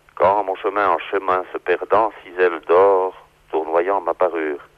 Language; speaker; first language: French; native; French